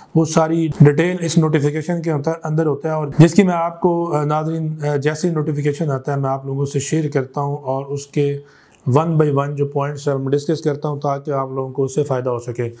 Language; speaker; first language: Urdu; non-native, local second language; Punjabi